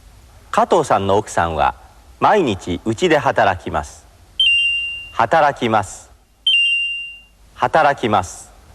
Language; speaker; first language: Japanese; native; Japanese